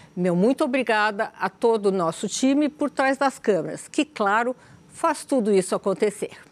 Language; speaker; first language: Portuguese; native; Portuguese